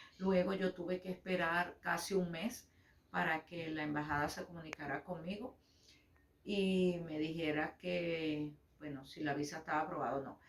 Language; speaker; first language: Spanish; native; Spanish